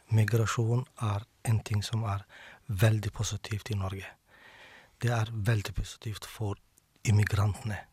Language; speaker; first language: Norwegian; non-native, fluent; Somali